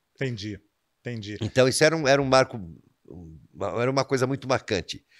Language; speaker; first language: Portuguese; native; Portuguese